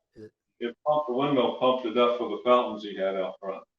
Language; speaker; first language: English; native; English